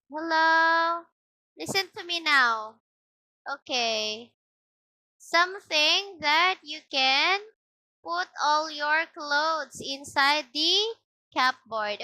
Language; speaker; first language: English; non-native, local second language; Filipino